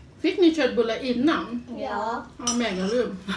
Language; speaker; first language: Swedish; non-native, learner; Thai